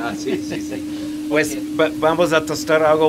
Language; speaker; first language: Spanish; non-native, fluent; Dutch